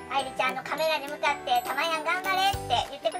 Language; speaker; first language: Japanese; native; Japanese